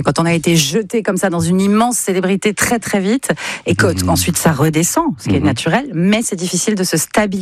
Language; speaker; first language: French; native; French